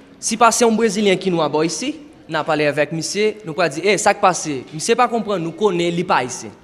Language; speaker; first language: Haitian Creole; non-native, fluent; Portuguese